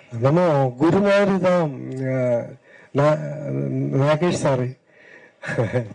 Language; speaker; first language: Tamil; non-native, learner; Malayalam